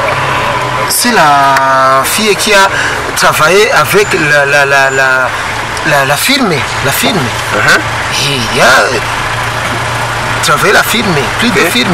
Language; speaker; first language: French; non-native, learner; Rundi